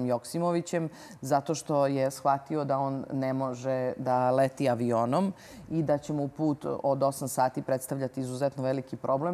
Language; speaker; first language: Serbian; native; Serbian